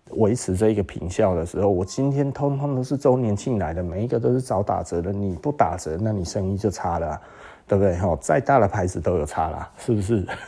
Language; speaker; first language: Chinese; native; Chinese